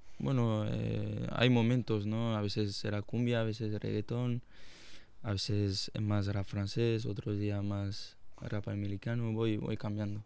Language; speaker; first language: Spanish; non-native, fluent; French